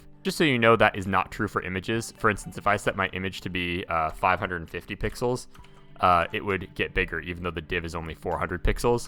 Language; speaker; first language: English; native; English